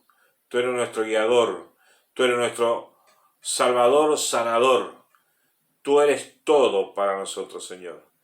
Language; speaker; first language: Spanish; native; Spanish